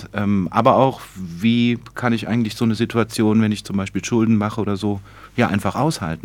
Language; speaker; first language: German; native; German